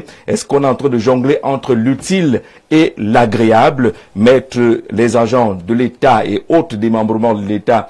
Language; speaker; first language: French; native; French